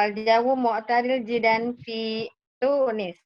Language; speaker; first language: Arabic; non-native, learner; Indonesian